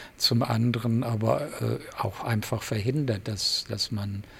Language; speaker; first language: German; native; German